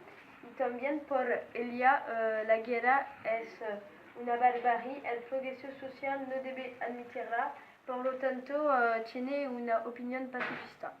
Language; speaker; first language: Spanish; non-native, learner; French